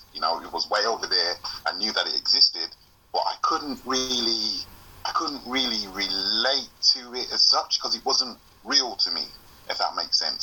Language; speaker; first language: English; native; English